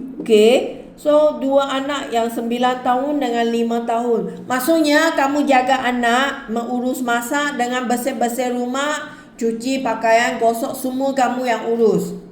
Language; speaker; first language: Malay; native; Malay